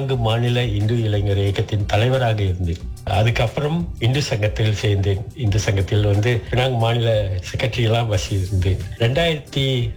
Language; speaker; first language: Tamil; early bilingual, heritage; Tamil